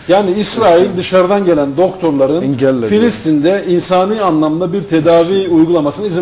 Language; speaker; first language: Turkish; native; Turkish